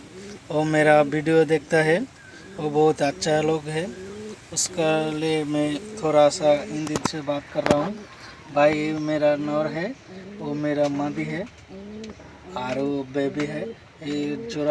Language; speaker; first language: Hindi; non-native, learner; Bangla